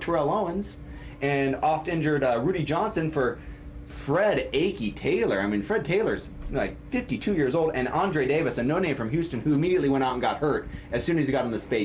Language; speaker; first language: English; native; English